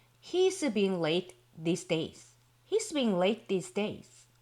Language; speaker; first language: English; non-native, fluent; Korean